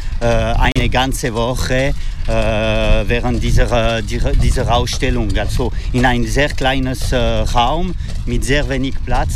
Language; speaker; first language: German; non-native, fluent; French